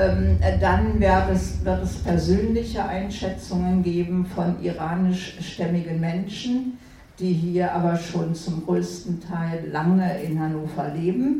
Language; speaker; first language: German; native; German